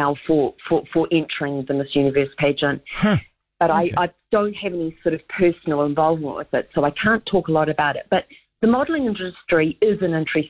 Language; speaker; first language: English; native; English